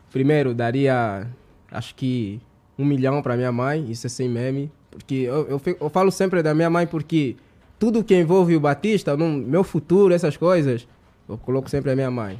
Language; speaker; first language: Portuguese; native; Portuguese